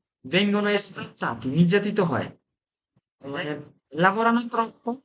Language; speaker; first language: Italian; non-native, fluent; Bangla